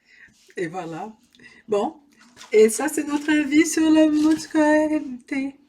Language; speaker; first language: French; non-native, learner; Portuguese